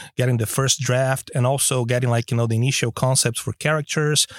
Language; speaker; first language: English; non-native, fluent; Portuguese